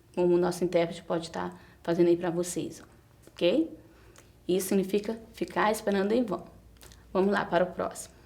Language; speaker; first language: Portuguese; native; Portuguese